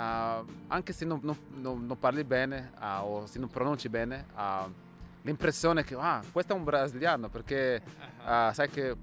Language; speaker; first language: Italian; non-native, fluent; Portuguese